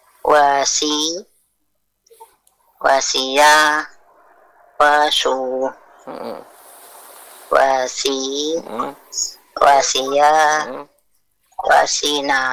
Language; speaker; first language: Arabic; non-native, learner; Indonesian